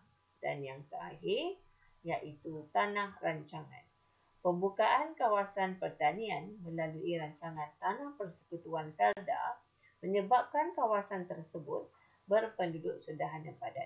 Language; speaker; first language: Malay; native; Malay